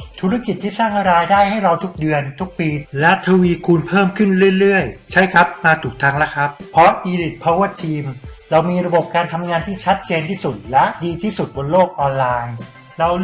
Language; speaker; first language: Thai; native; Thai